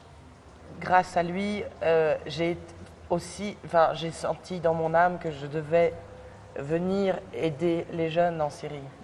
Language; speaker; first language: French; early bilingual, other home language; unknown